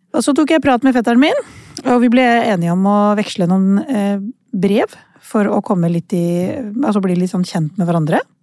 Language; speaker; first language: Norwegian; early bilingual, other home language; Urdu